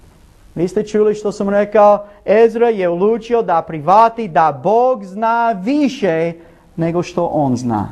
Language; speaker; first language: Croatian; non-native, learner; English